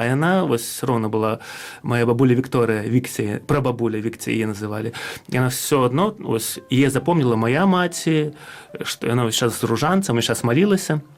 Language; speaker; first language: Belarusian; native; Belarusian